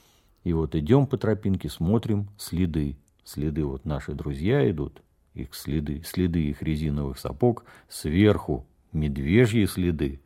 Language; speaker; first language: Russian; native; Russian